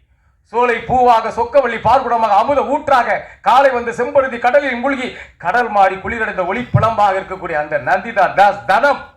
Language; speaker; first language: Tamil; native; Tamil